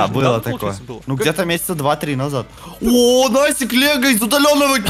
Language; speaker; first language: Russian; native; Russian